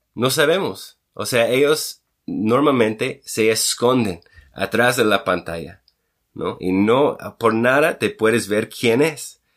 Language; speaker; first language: Spanish; non-native, fluent; English